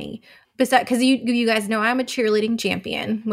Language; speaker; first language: English; native; English